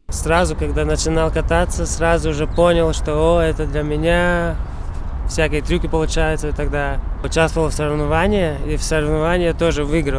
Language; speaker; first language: Russian; non-native, local second language; Latvian